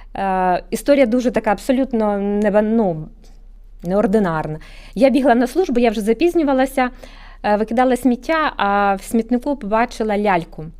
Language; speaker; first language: Ukrainian; native; Ukrainian